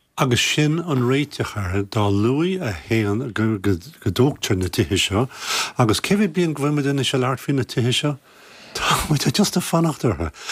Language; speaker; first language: Irish; native; Irish